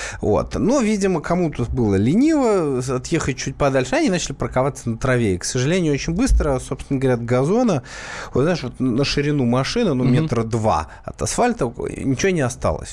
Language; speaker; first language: Russian; native; Russian